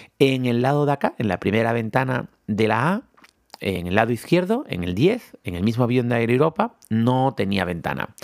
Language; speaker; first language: Spanish; native; Spanish